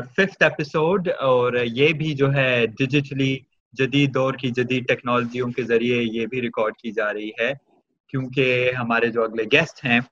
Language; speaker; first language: Urdu; native; Urdu